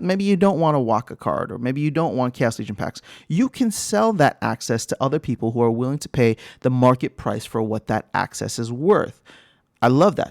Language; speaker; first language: English; native; English